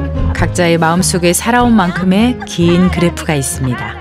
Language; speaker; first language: Korean; native; Korean